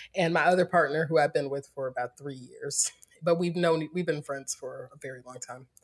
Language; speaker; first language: English; native; English